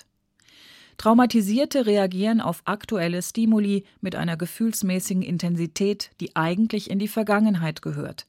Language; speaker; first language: German; native; German